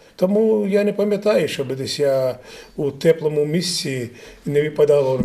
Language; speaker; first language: Ukrainian; native; Ukrainian